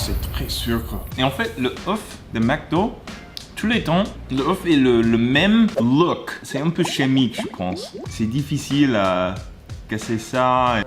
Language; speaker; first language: French; non-native, learner; English